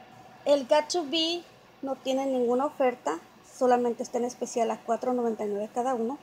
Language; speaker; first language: Spanish; native; Spanish